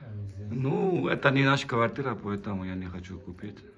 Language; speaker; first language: Russian; non-native, learner; Turkish